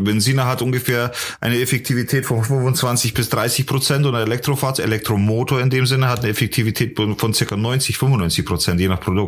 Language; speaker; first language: German; native; German